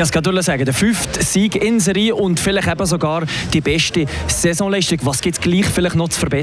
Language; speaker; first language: German; native; German